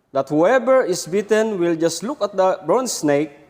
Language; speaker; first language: English; non-native, local second language; Filipino